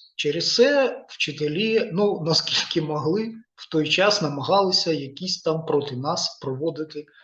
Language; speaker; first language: Ukrainian; non-native, local second language; Russian